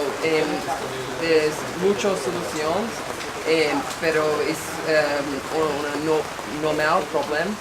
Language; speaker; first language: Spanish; non-native, learner; English